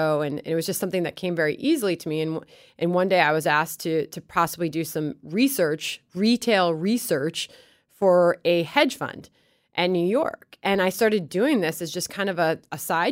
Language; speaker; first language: English; native; English